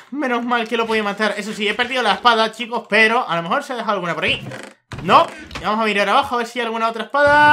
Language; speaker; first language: Spanish; native; Spanish